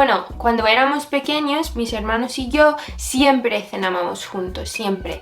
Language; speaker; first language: Spanish; non-native, fluent; English